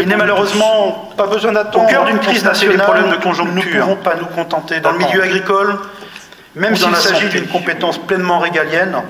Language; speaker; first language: French; native; French